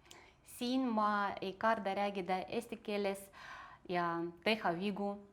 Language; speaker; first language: Estonian; non-native, local second language; Russian